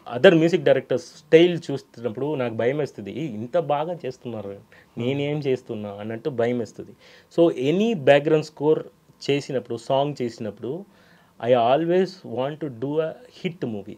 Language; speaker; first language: Telugu; non-native, local second language; Tamil